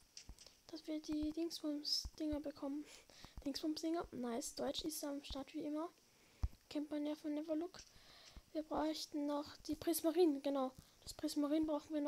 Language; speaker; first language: German; native; German